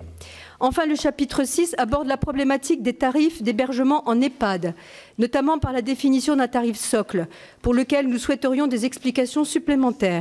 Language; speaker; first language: French; native; French